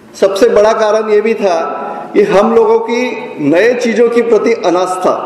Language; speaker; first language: Hindi; non-native, local second language; Marathi